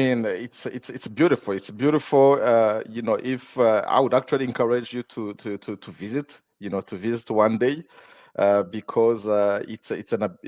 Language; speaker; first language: English; non-native, local second language; Kinyarwanda